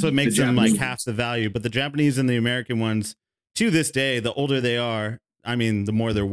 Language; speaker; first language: English; native; English